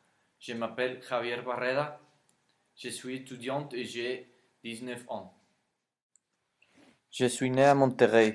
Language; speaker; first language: French; non-native, learner; Spanish